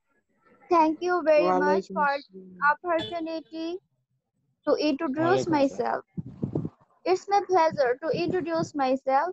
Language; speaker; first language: English; non-native, learner; Bangla